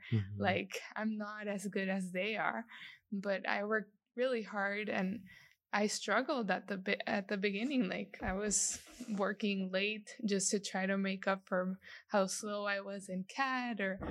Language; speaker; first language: English; non-native, fluent; Spanish